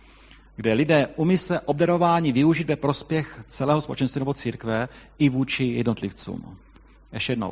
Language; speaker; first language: Czech; native; Czech